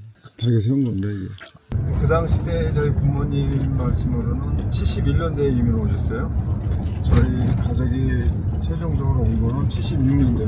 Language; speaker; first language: Korean; early bilingual, heritage; Korean